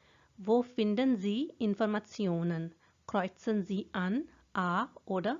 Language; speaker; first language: German; non-native, fluent; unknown